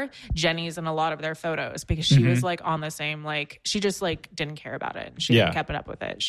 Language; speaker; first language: English; native; English